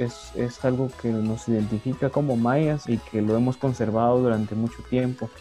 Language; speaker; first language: Spanish; native; Spanish